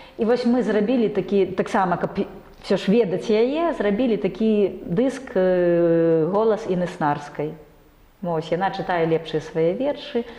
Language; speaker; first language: Belarusian; non-native, local second language; Russian